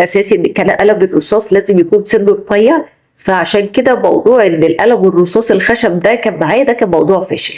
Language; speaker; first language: Arabic; native; Arabic